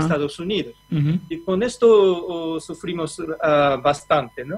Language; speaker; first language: Spanish; non-native, fluent; Japanese